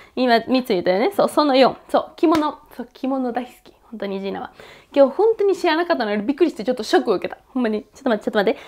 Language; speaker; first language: Japanese; non-native, fluent; Spanish